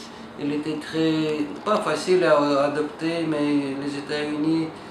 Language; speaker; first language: French; non-native, learner; Russian